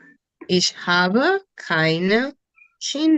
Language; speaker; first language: German; non-native, fluent; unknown